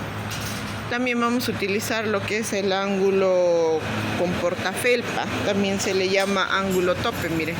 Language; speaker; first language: Spanish; native; Spanish